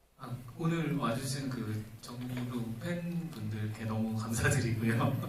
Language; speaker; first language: Korean; native; Korean